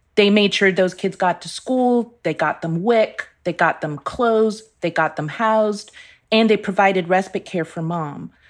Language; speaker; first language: English; early bilingual, other home language; Persian